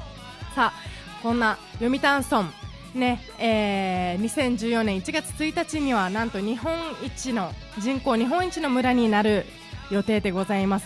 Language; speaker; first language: Japanese; native; Japanese